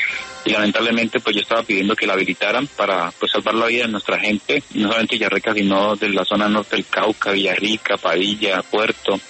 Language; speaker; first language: Spanish; native; Spanish